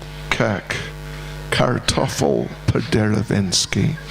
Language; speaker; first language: Russian; non-native, learner; English